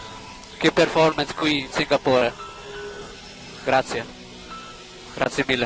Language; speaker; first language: Italian; non-native, learner; German